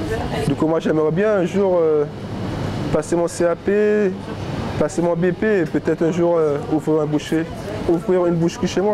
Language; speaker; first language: French; native; French